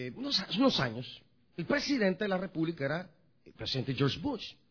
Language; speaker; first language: Spanish; native; Spanish